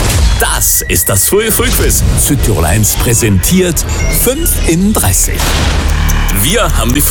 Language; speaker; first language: German; native; German